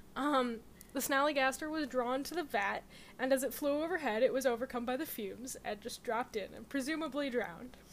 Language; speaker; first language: English; native; English